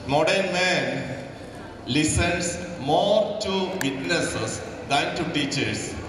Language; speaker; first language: English; non-native, local second language; Malayalam